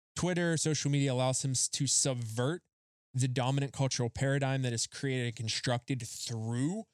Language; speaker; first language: English; native; English